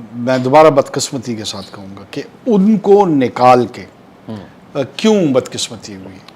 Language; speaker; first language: Urdu; non-native, local second language; Pashto